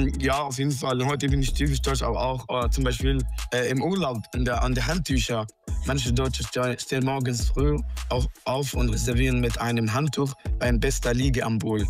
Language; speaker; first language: German; non-native, fluent; Arabic